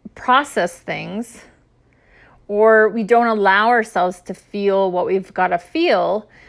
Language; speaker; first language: English; native; English